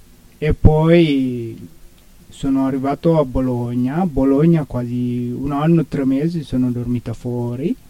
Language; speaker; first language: Italian; non-native, learner; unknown